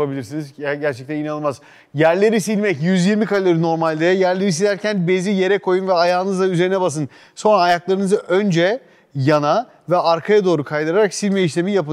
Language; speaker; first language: Turkish; native; Turkish